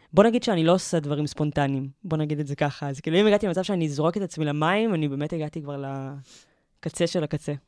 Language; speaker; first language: Hebrew; native; Hebrew